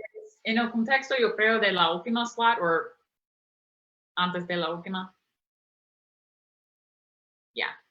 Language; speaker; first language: Spanish; non-native, fluent; English